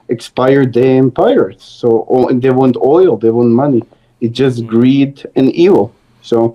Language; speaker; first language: English; non-native, fluent; Serbian